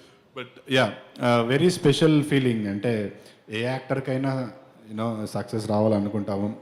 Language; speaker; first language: Telugu; native; Telugu